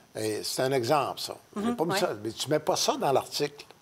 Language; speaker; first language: French; native; French